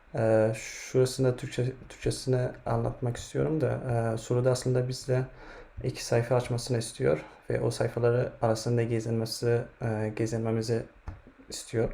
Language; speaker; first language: Turkish; non-native, fluent; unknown